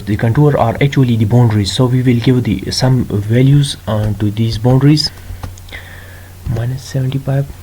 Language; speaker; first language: English; non-native, local second language; Urdu